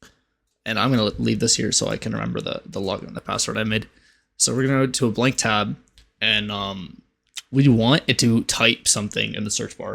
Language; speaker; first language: English; native; English